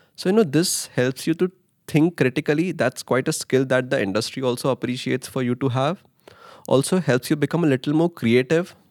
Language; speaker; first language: English; non-native, local second language; Hindi